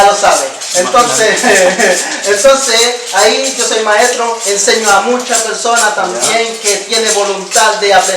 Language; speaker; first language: Spanish; non-native, learner; Haitian Creole